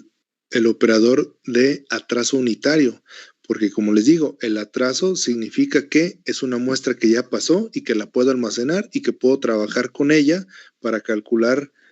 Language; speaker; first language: Spanish; native; Spanish